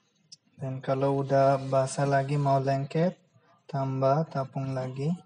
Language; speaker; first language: Indonesian; non-native, fluent; Bangla